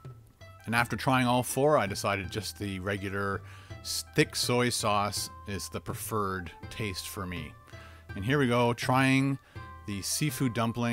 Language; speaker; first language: English; native; English